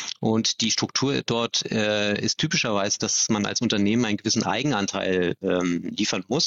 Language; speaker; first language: German; native; German